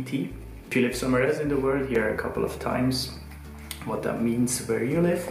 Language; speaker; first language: English; non-native, fluent; Swiss German